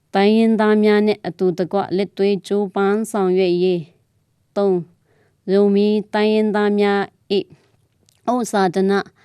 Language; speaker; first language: Burmese; non-native, local second language; Tedim Chin